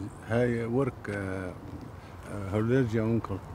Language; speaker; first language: Dutch; non-native, learner; Arabic